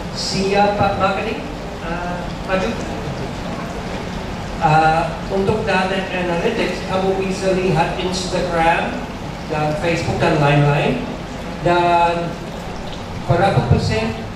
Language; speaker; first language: Indonesian; non-native, learner; English